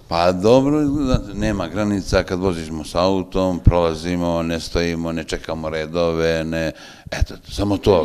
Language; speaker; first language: Croatian; native; Croatian